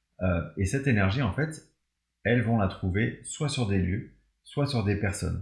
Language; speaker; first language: French; native; French